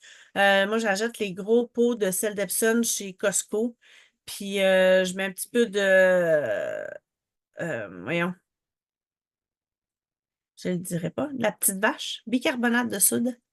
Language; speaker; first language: French; native; French